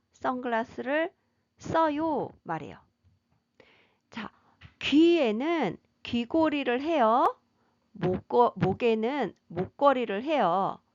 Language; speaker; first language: Korean; native; Korean